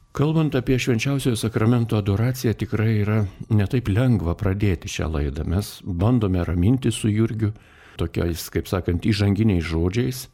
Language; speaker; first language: Lithuanian; native; Lithuanian